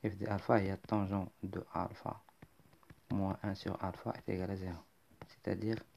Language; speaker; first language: French; non-native, local second language; Arabic